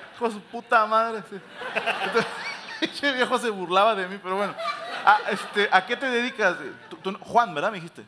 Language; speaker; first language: Spanish; native; Spanish